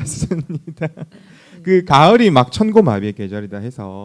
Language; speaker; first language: Korean; native; Korean